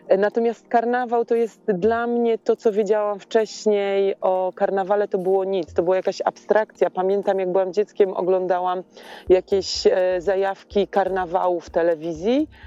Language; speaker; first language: Polish; native; Polish